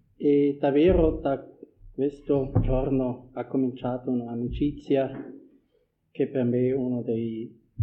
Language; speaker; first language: Italian; non-native, fluent; German